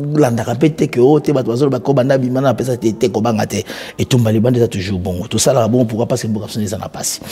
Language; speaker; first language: French; non-native, local second language; Lingala